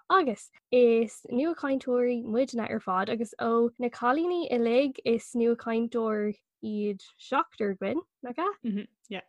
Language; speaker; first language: Irish; non-native, local second language; English